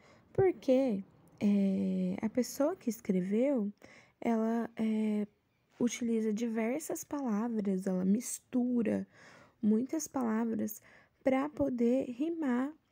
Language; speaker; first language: Portuguese; native; Portuguese